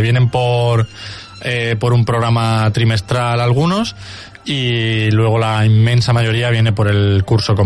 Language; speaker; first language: Spanish; native; Spanish